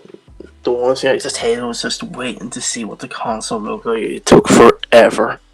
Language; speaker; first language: English; native; English